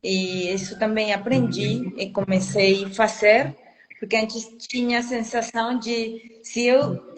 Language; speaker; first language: Portuguese; non-native, fluent; Spanish